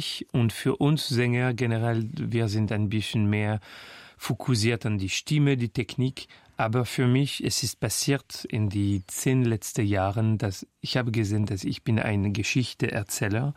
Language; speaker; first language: German; non-native, fluent; French